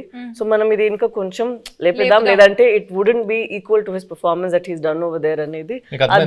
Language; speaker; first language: Telugu; non-native, fluent; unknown